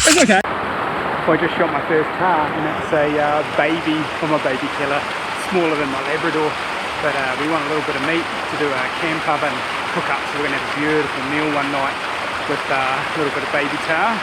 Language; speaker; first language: English; native; English